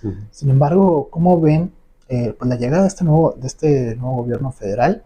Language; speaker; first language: Spanish; native; Spanish